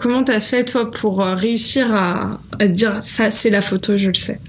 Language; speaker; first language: French; native; French